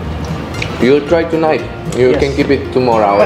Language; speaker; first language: English; non-native, learner; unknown